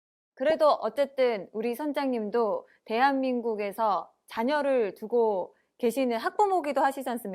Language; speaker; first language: Korean; native; Korean